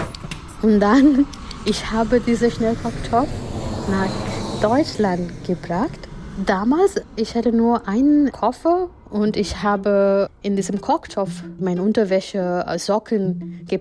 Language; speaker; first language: German; non-native, learner; Gujarati